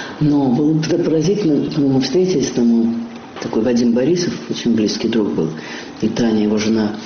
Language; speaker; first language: Russian; native; Russian